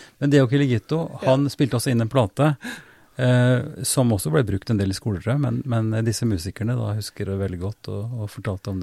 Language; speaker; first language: Norwegian; native; Norwegian